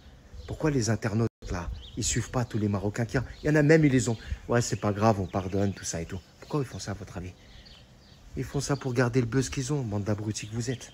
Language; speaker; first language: French; native; French